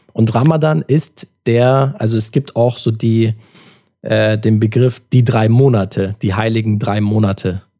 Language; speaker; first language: German; early bilingual, other home language; Turkish